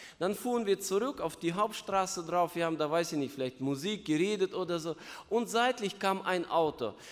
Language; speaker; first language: German; non-native, fluent; Russian